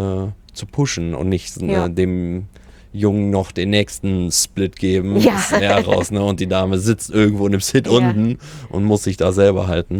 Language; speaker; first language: German; native; German